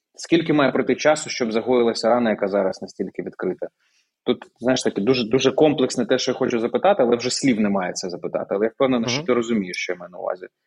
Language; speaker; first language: Ukrainian; native; Ukrainian